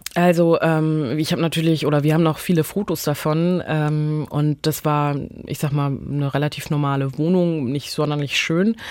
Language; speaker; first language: German; early bilingual, other home language; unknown